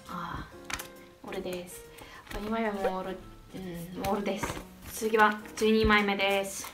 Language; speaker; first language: Japanese; non-native, learner; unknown